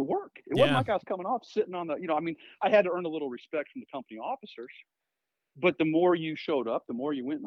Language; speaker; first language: English; native; English